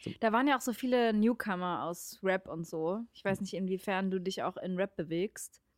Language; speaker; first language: German; native; German